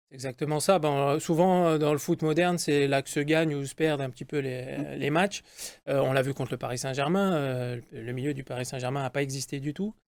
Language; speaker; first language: French; native; French